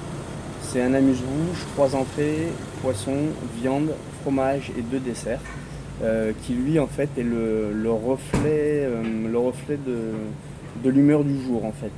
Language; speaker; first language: French; native; French